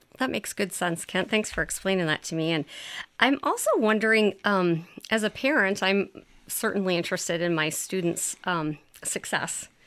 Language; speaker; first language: English; native; English